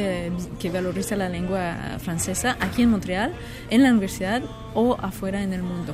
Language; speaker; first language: Spanish; non-native, fluent; French